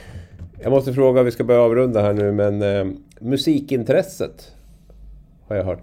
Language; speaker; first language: Swedish; native; Swedish